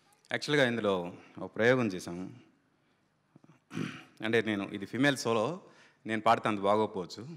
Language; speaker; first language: Telugu; native; Telugu